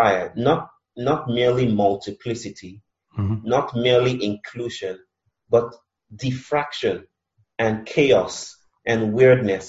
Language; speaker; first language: English; non-native, local second language; Yoruba